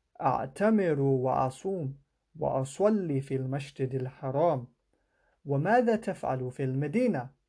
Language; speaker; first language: Arabic; non-native, fluent; English